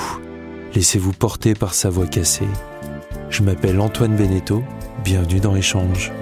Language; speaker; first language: French; native; French